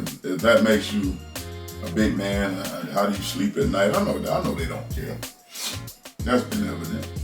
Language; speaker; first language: English; native; English